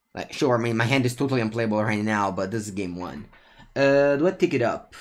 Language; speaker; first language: English; non-native, fluent; Italian